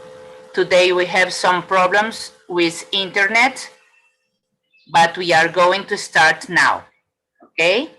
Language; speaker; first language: English; non-native, fluent; Spanish